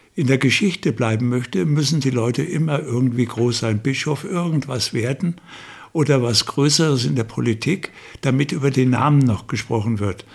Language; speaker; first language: German; native; German